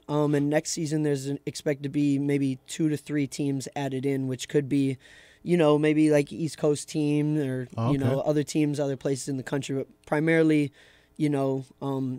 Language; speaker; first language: English; native; English